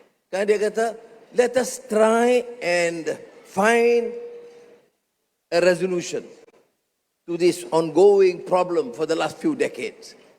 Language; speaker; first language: English; non-native, local second language; Malay